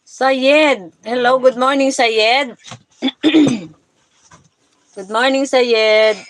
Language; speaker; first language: English; non-native, local second language; Hiligaynon